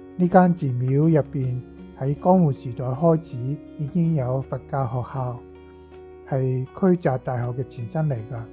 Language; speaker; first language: Cantonese; non-native, fluent; Japanese